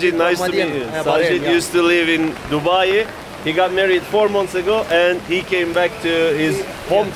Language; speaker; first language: English; non-native, fluent; Turkish